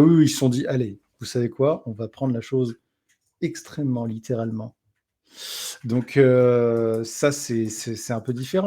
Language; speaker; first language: French; native; French